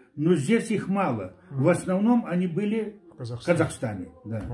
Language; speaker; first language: Russian; non-native, local second language; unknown